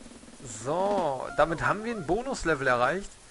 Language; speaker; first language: German; native; German